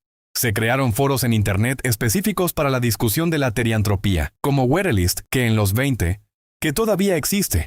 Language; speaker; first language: Spanish; native; Spanish